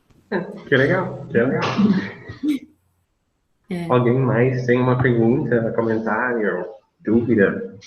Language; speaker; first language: Portuguese; non-native, fluent; English